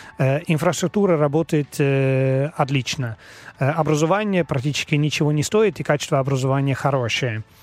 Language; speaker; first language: Russian; non-native, learner; Dutch